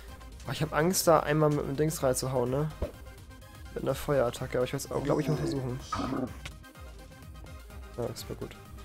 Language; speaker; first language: German; native; German